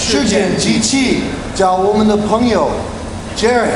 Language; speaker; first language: Chinese; non-native, learner; English